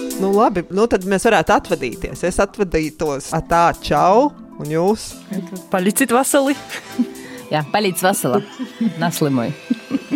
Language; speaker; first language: Latvian; native; Latvian